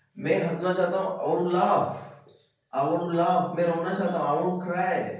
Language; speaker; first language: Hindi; native; Hindi